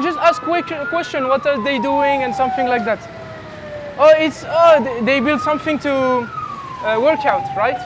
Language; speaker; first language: English; non-native, learner; French